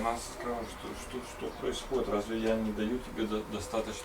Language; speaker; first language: Russian; native; Russian